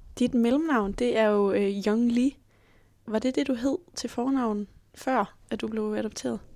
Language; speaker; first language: Danish; native; Danish